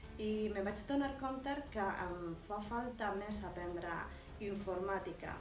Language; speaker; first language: Catalan; non-native, local second language; Spanish